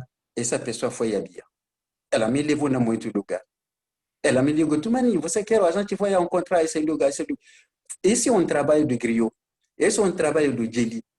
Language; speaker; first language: Portuguese; non-native, learner; Bambara